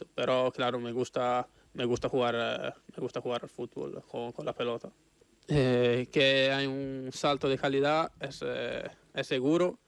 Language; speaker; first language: Spanish; non-native, fluent; Italian